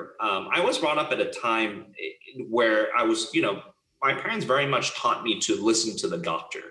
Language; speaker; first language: English; non-native, local second language; Cantonese